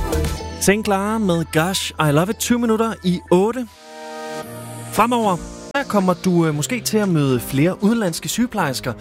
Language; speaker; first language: Danish; native; Danish